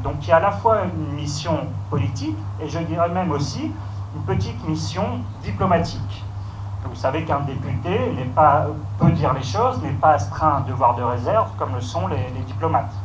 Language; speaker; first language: French; native; French